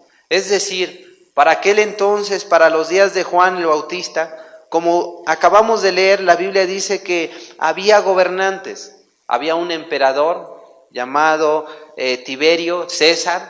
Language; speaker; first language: Spanish; native; Spanish